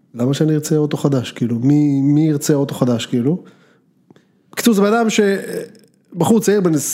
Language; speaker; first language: Hebrew; native; Hebrew